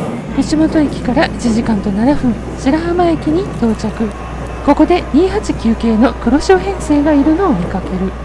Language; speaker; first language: Japanese; native; Japanese